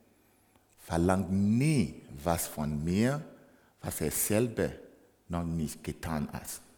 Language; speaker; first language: German; non-native, fluent; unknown